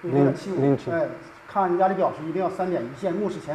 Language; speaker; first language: Chinese; native; Chinese